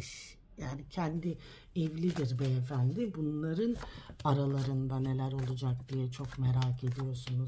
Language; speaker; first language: Turkish; early bilingual, heritage; Turkish